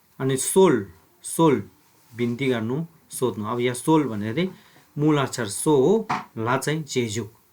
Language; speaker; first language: Nepali; non-native, local second language; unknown